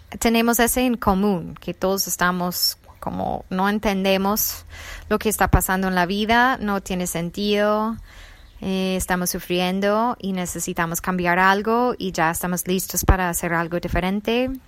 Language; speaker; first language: Spanish; non-native, fluent; English